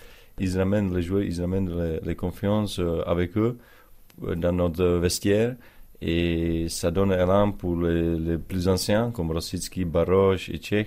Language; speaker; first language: French; non-native, learner; Czech